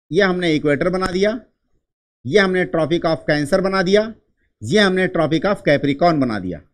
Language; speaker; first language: Hindi; native; Hindi